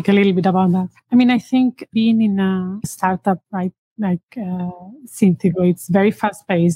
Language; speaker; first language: English; non-native, fluent; Spanish